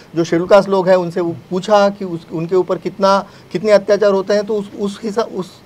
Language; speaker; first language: Hindi; native; Hindi